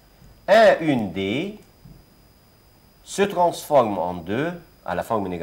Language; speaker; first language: French; non-native, fluent; Arabic